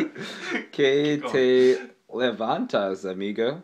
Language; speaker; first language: Spanish; non-native, learner; English